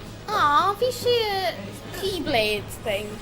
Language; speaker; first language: Welsh; non-native, local second language; English